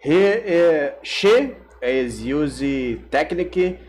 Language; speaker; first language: English; non-native, learner; Portuguese